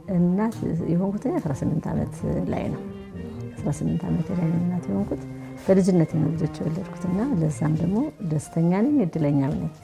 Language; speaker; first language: Amharic; native; Amharic